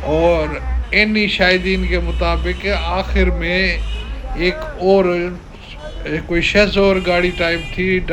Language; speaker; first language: Urdu; non-native, local second language; Sindhi